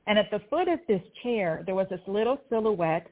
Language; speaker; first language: English; native; English